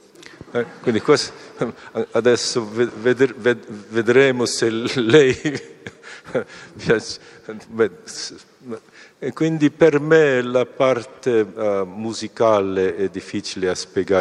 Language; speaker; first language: Italian; non-native, fluent; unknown